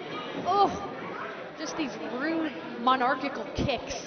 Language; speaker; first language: English; native; English